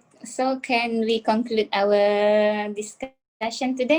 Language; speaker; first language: English; non-native, local second language; Malay